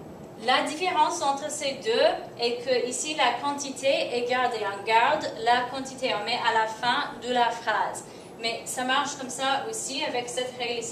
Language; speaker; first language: French; non-native, fluent; English